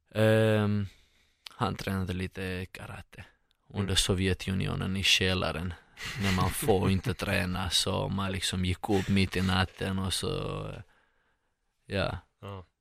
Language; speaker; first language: Swedish; non-native, fluent; Russian